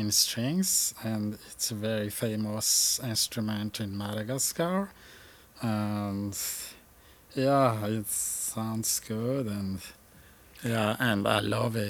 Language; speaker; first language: English; non-native, learner; Malagasy